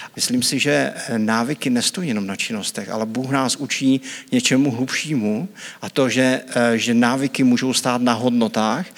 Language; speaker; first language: Czech; native; Czech